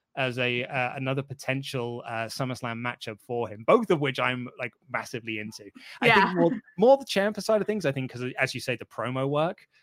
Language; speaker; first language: English; native; English